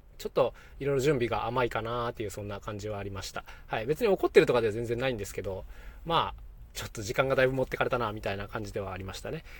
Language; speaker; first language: Japanese; native; Japanese